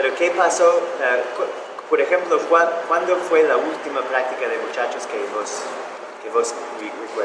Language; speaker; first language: Spanish; non-native, fluent; English